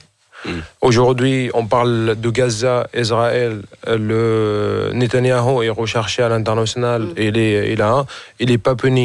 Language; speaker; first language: French; non-native, fluent; Arabic